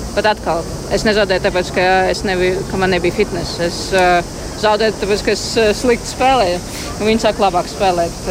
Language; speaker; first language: Latvian; non-native, local second language; Russian